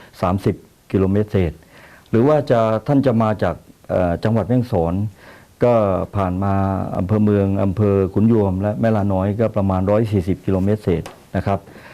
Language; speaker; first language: Thai; native; Thai